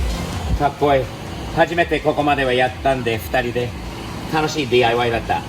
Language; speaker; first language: Japanese; non-native, fluent; English